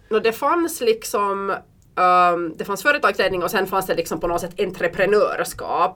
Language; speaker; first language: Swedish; early bilingual, heritage; Swedish